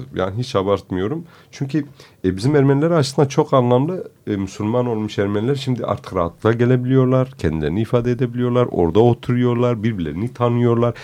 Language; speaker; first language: Turkish; non-native, local second language; Kurdish